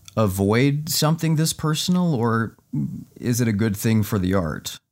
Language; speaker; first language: English; native; English